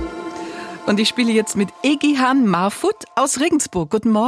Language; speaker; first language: German; native; German